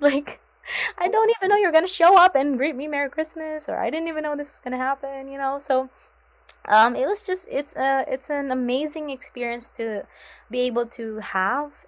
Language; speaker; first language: English; non-native, local second language; Filipino